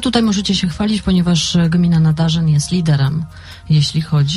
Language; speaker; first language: Polish; native; Polish